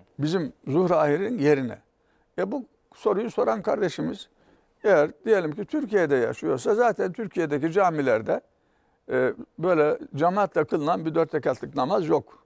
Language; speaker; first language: Turkish; native; Turkish